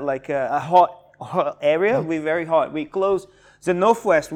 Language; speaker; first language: English; non-native, fluent; Portuguese